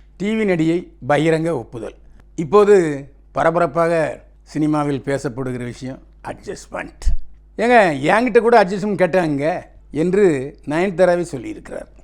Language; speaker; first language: Tamil; native; Tamil